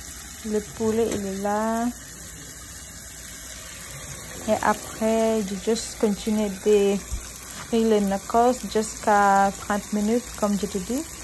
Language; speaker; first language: French; non-native, learner; Soninke